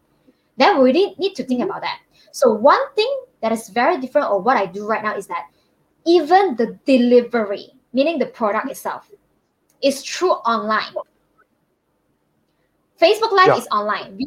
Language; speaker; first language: English; non-native, local second language; Chinese